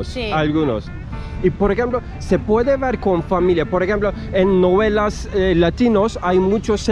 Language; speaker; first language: Spanish; non-native, learner; Turkish